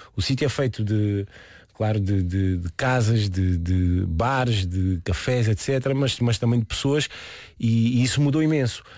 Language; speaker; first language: Portuguese; early bilingual, heritage; Portuguese